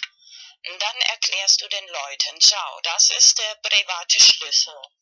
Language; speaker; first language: German; non-native, fluent; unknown